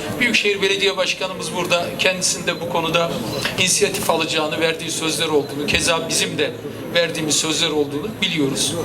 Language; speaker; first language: Turkish; native; Turkish